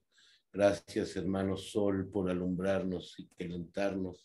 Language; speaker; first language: Spanish; native; Spanish